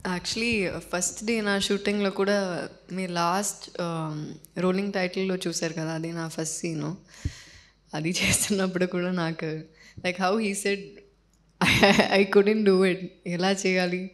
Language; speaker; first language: Telugu; non-native, fluent; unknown